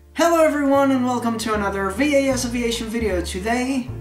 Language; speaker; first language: English; non-native, fluent; Spanish